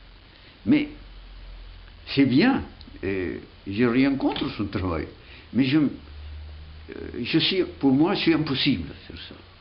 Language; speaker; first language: French; non-native, fluent; Catalan